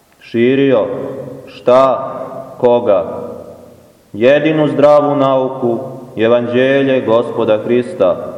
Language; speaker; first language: Serbian; native; Serbian